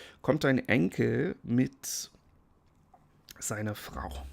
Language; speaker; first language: German; non-native, fluent; English